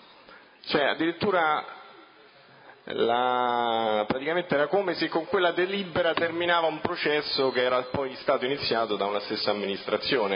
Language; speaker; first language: Italian; native; Italian